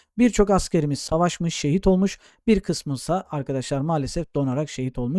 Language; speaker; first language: Turkish; native; Turkish